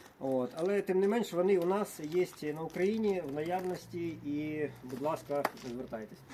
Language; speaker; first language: Ukrainian; non-native, local second language; Russian